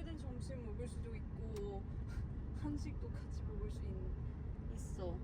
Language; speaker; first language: Korean; non-native, learner; Swedish